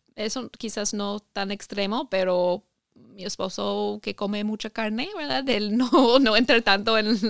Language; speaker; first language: Spanish; non-native, fluent; English